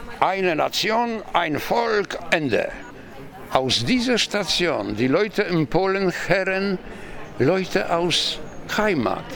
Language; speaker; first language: German; non-native, learner; Polish